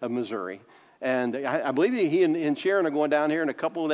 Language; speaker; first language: English; native; English